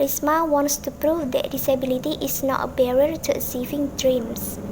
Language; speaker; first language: English; non-native, learner; Indonesian